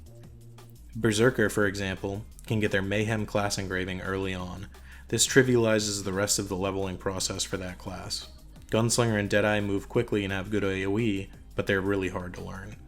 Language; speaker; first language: English; native; English